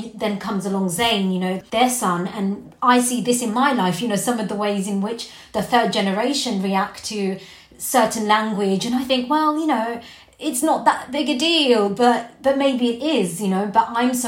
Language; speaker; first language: English; native; English